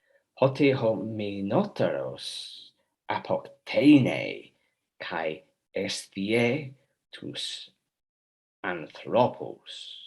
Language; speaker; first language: Greek; non-native, fluent; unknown